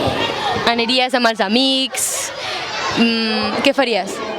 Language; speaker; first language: Catalan; native; Catalan